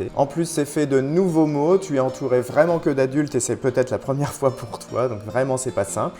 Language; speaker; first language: French; native; French